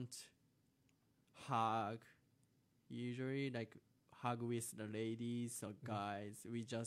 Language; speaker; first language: English; non-native, learner; Japanese